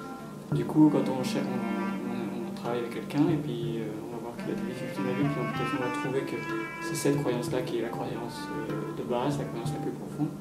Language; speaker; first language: French; native; French